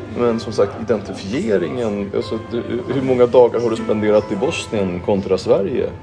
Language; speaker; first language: Swedish; native; Swedish